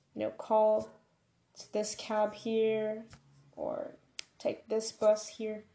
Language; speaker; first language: English; non-native, fluent; Portuguese